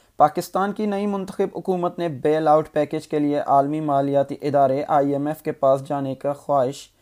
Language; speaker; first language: Urdu; non-native, local second language; Baluchi